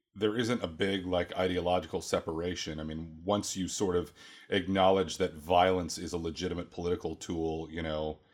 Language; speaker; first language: English; native; English